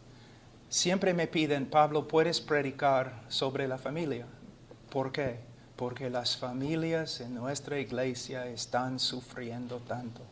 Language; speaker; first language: Spanish; non-native, fluent; English